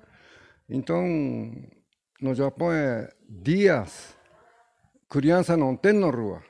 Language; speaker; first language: Portuguese; non-native, learner; Japanese